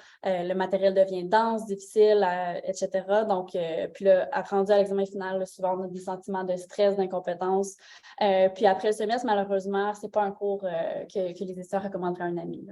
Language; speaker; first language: French; native; French